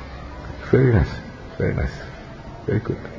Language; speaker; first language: English; non-native, fluent; Indonesian